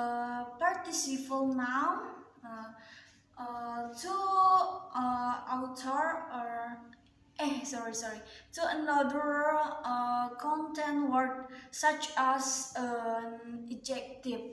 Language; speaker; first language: English; non-native, learner; Indonesian